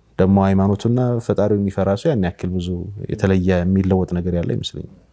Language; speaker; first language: Amharic; native; Amharic